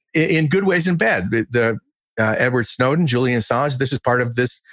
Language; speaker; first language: English; native; English